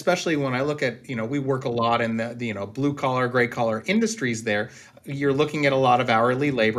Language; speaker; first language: English; native; English